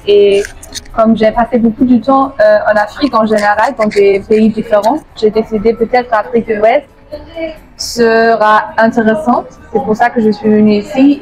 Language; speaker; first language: French; non-native, fluent; German